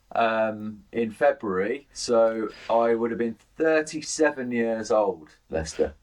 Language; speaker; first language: English; native; English